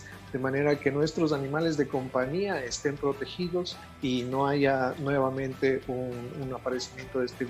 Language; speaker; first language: Spanish; native; Spanish